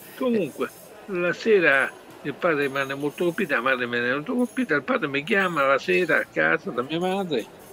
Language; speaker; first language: Italian; native; Italian